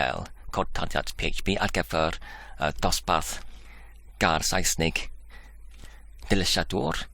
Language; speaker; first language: Welsh; non-native, learner; English